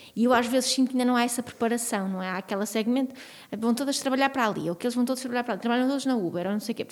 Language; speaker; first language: Portuguese; native; Portuguese